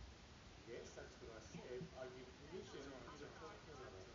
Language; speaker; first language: English; native; English